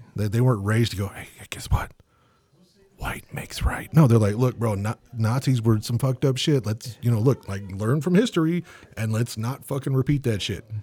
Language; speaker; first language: English; native; English